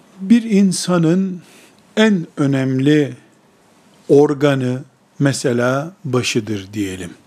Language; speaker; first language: Turkish; native; Turkish